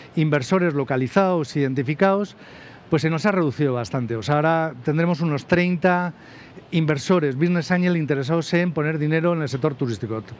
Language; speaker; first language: Spanish; native; Spanish